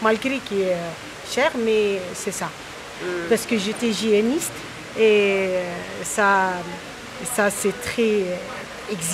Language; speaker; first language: French; non-native, local second language; Arabic